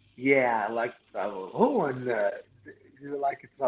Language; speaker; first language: English; non-native, learner; Arabic